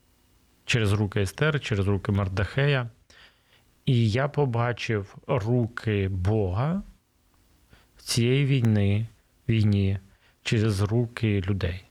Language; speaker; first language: Ukrainian; non-native, local second language; Russian